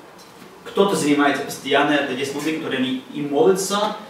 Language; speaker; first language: Russian; non-native, learner; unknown